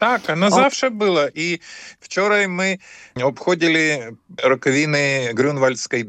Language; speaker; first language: Polish; non-native, fluent; Ukrainian